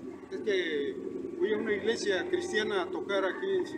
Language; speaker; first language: Spanish; native; Spanish